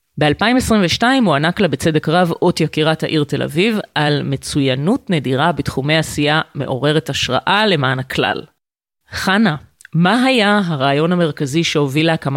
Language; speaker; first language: Hebrew; native; Hebrew